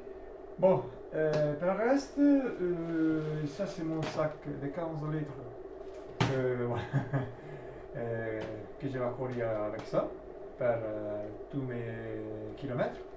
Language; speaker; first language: French; non-native, learner; Italian